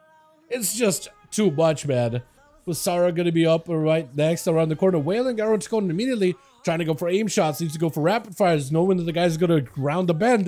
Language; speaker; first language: English; native; English